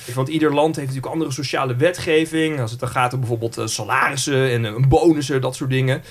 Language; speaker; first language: Dutch; native; Dutch